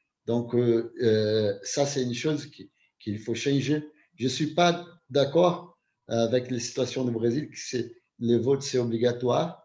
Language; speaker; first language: French; non-native, fluent; Portuguese